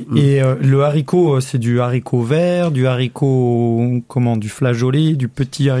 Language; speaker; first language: French; native; French